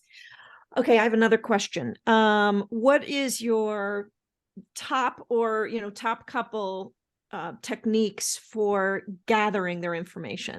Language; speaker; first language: English; native; English